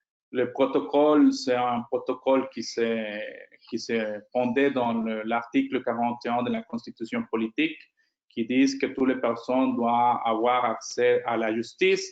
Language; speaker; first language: French; non-native, fluent; Spanish